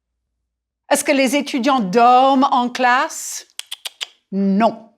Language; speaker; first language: French; non-native, fluent; English